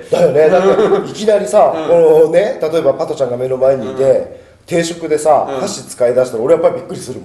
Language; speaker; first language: Japanese; native; Japanese